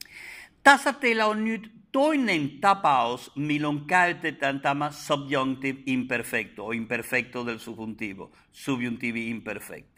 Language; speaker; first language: Finnish; non-native, fluent; Spanish